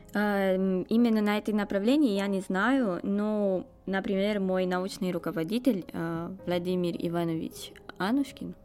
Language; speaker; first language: Russian; non-native, fluent; Romanian